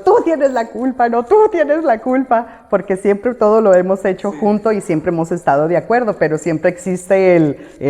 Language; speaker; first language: Spanish; native; Spanish